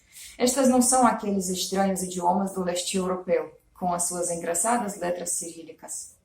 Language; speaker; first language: Portuguese; non-native, fluent; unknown